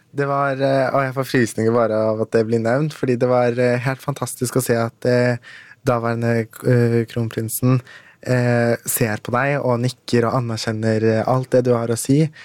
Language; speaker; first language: Norwegian; early bilingual, other home language; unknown